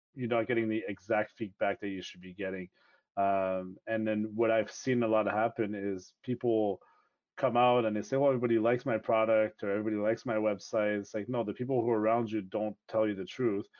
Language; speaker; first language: English; non-native, fluent; French